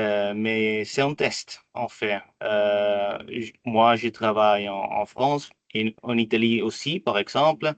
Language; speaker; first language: French; non-native, fluent; Italian